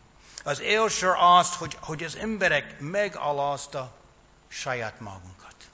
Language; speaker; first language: Hungarian; non-native, fluent; English